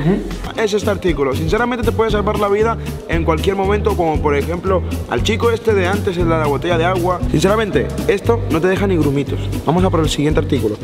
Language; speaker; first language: Spanish; native; Spanish